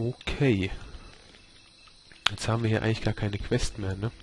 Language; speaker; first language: German; native; German